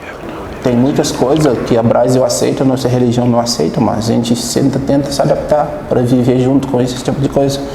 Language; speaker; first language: Portuguese; non-native, fluent; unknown